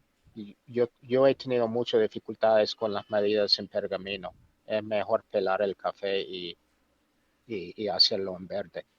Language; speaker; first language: Spanish; non-native, fluent; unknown